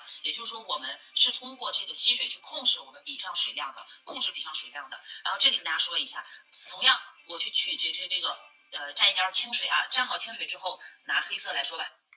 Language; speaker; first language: Chinese; native; Chinese